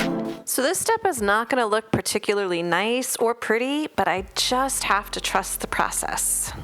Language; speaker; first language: English; native; English